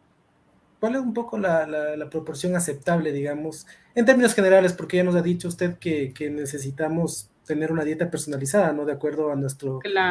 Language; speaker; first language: Spanish; native; Spanish